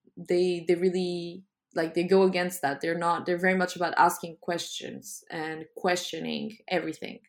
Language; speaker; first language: English; non-native, fluent; Portuguese